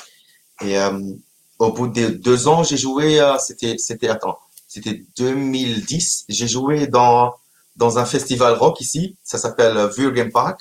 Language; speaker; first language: French; non-native, local second language; Arabic